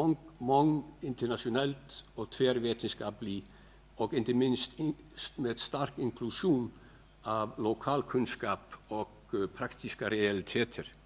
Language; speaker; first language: Swedish; non-native, fluent; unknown